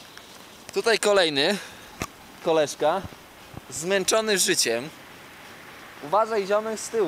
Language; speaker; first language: Polish; native; Polish